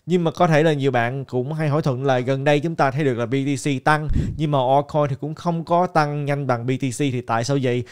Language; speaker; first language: Vietnamese; native; Vietnamese